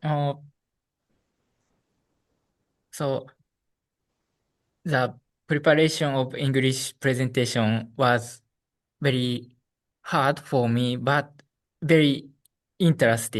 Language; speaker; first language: English; non-native, learner; Japanese